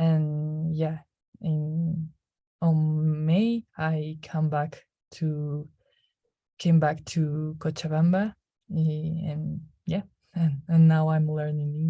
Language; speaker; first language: English; non-native, learner; Spanish